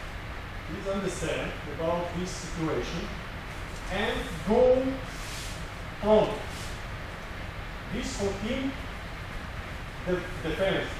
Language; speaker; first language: English; non-native, learner; Russian